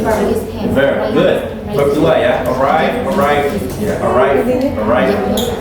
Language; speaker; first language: English; non-native, fluent; Indonesian